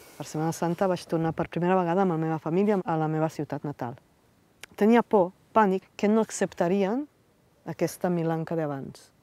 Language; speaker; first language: Catalan; non-native, fluent; Bosnian